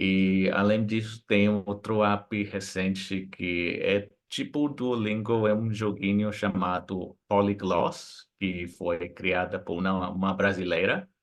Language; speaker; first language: Portuguese; non-native, fluent; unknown